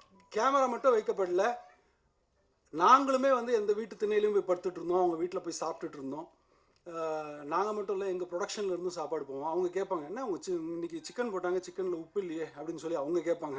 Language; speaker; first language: Tamil; native; Tamil